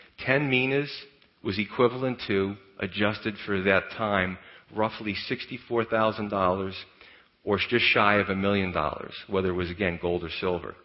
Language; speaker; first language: English; native; English